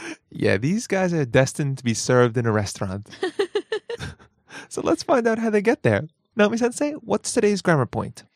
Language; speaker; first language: English; native; English